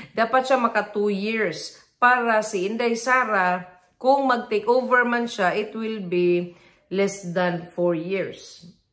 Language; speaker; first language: Filipino; non-native, local second language; Cebuano